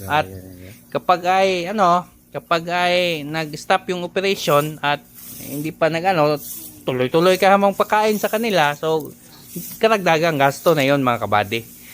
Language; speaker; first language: Filipino; non-native, local second language; Cebuano